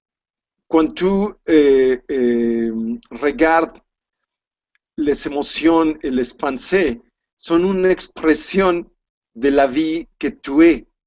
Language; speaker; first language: French; non-native, learner; Spanish